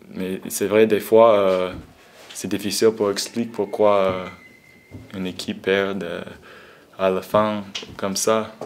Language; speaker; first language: French; non-native, fluent; English